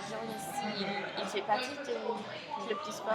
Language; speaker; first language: French; non-native, learner; English